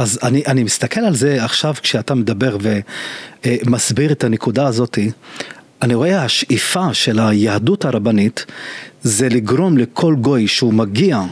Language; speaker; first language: Hebrew; non-native, local second language; Arabic